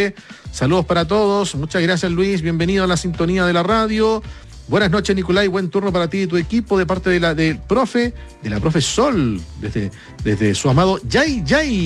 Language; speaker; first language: Spanish; native; Spanish